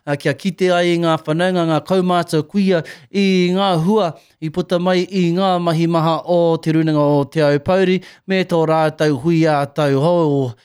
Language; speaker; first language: Māori; native; Māori